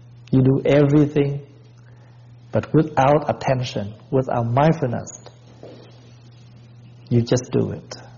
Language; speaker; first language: English; non-native, fluent; Vietnamese